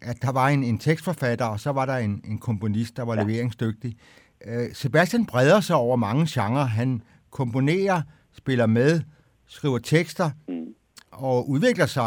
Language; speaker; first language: Danish; native; Danish